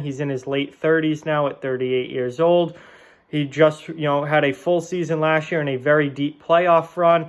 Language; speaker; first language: English; native; English